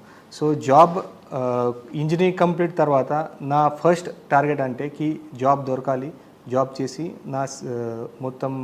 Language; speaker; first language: Telugu; non-native, fluent; Marathi